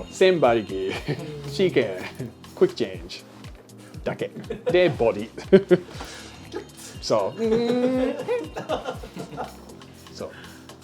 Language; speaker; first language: Japanese; non-native, learner; English